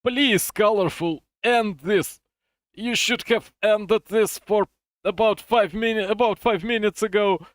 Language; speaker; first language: English; non-native, fluent; Russian